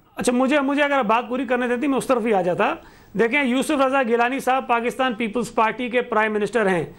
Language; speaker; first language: Urdu; native; Urdu